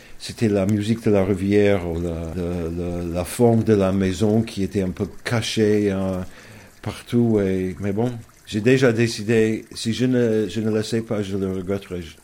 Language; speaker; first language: French; non-native, learner; English